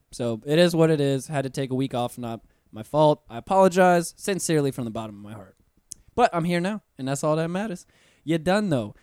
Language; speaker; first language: English; native; English